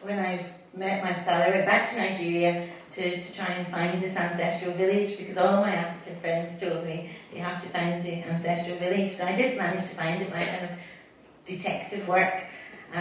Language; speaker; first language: English; native; English